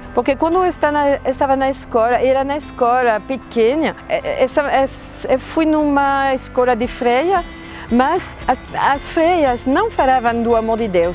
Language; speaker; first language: Portuguese; non-native, fluent; French